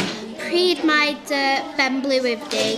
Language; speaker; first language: Welsh; non-native, local second language; English